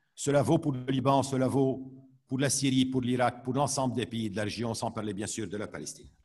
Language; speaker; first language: French; non-native, local second language; Arabic